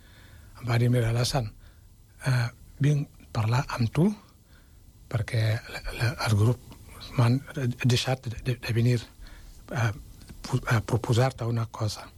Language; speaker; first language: Catalan; non-native, fluent; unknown